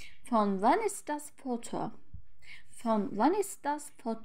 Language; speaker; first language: German; non-native, learner; Turkish